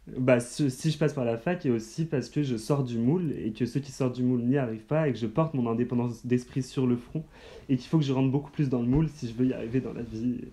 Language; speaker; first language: French; native; French